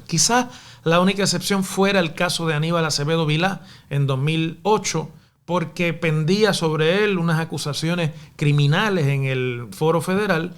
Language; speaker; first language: Spanish; native; Spanish